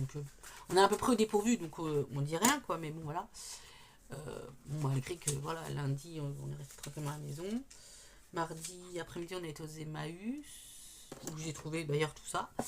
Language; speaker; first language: French; native; French